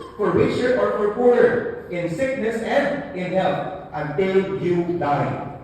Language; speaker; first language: English; non-native, local second language; Filipino